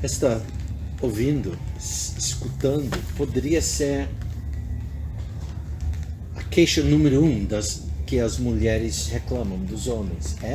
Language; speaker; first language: Portuguese; non-native, fluent; English